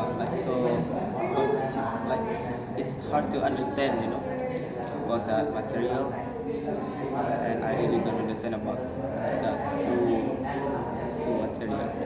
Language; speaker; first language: English; non-native, learner; Indonesian